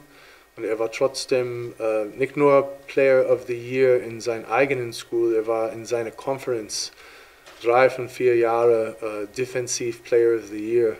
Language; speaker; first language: German; non-native, fluent; English